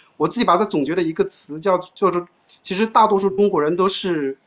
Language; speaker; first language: Chinese; native; Chinese